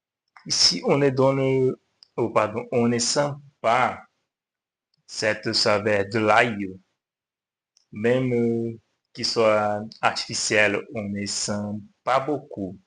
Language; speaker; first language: French; non-native, learner; Portuguese